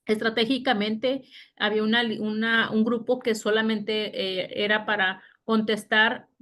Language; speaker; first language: Spanish; native; Spanish